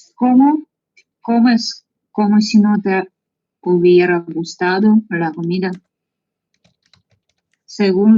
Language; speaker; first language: Spanish; non-native, learner; Russian